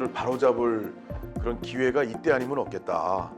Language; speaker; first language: Korean; native; Korean